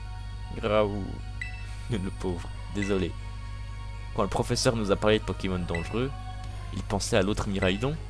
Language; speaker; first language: French; native; French